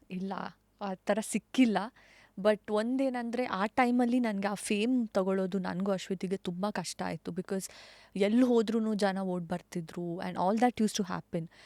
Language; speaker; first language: Kannada; non-native, local second language; Tulu